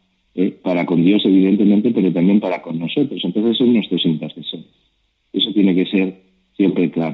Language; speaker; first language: Spanish; native; Spanish